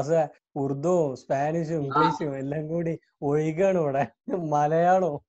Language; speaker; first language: English; non-native, local second language; Hindi